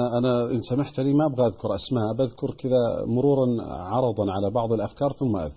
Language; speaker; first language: Arabic; native; Arabic